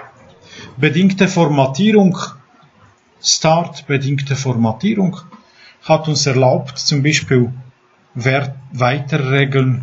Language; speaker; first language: German; non-native, fluent; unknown